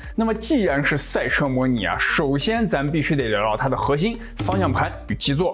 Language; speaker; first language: Chinese; native; Chinese